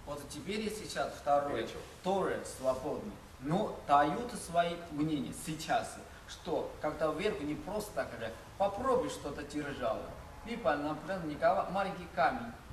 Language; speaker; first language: Russian; non-native, learner; Chinese